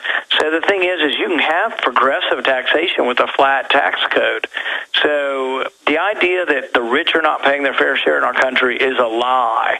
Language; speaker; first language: English; native; English